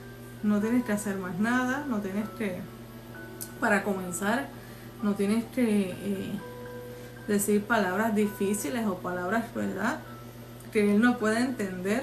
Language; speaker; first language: Spanish; native; Spanish